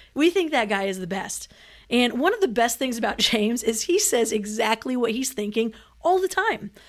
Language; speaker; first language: English; native; English